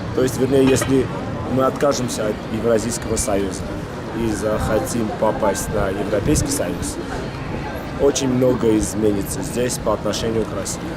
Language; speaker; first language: Russian; non-native, local second language; Armenian